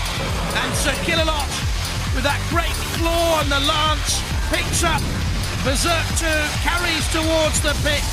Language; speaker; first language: English; native; English